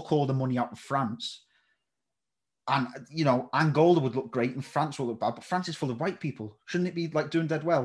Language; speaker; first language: English; native; English